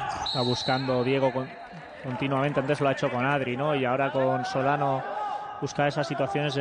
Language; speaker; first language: Spanish; native; Spanish